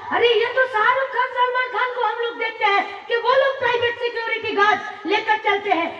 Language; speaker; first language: Hindi; non-native, local second language; Bangla